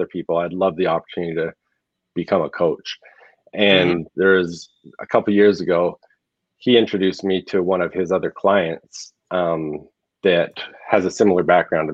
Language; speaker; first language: English; native; English